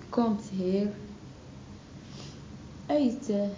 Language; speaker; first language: Dutch; non-native, learner; Arabic